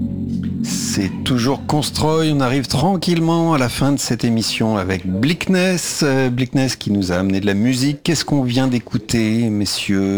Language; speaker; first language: French; native; French